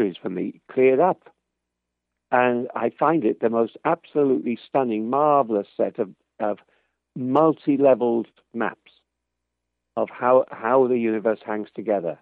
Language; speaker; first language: English; native; English